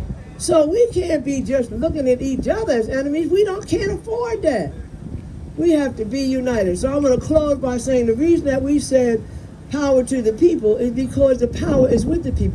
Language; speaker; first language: English; native; English